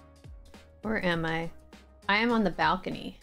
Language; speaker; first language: English; native; English